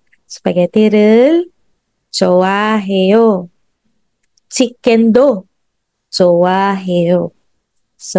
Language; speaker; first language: Korean; non-native, fluent; Filipino